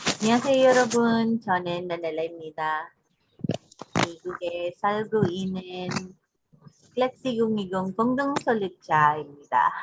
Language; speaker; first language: Korean; non-native, learner; English